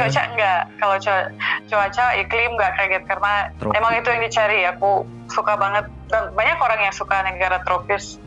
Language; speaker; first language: Indonesian; non-native, fluent; Russian